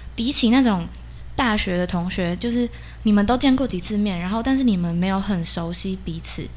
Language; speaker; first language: Chinese; native; Chinese